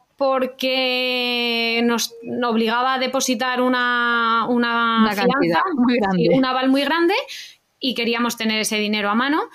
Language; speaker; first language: Spanish; native; Spanish